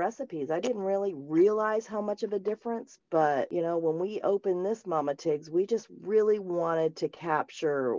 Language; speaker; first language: English; native; English